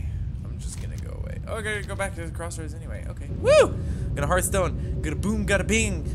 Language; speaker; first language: English; native; English